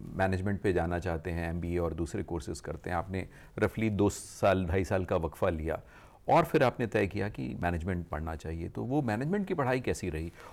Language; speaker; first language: Hindi; native; Hindi